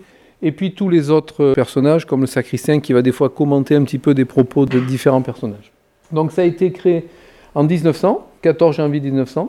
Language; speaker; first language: French; native; French